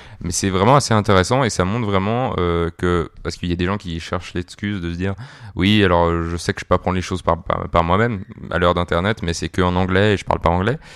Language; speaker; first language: French; native; French